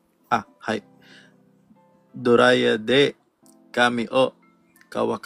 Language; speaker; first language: Japanese; non-native, learner; Filipino